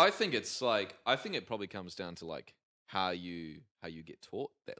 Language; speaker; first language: English; native; English